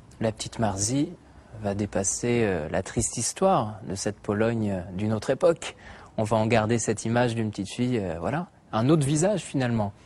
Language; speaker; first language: French; native; French